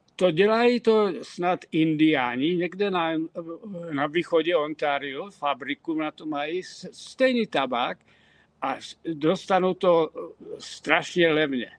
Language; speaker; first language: Czech; native; Czech